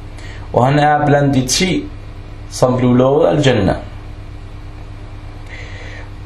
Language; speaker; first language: Danish; non-native, local second language; Arabic